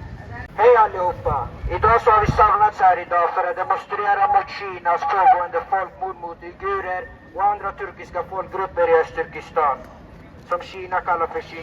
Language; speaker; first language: Swedish; early bilingual, other home language; Uyghur